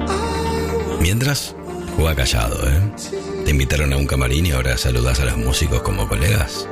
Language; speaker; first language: Spanish; native; Spanish